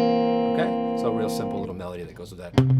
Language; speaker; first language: English; native; English